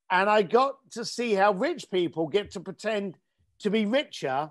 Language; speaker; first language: English; native; English